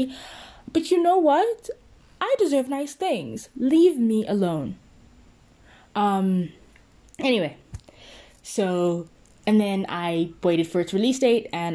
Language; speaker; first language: English; non-native, local second language; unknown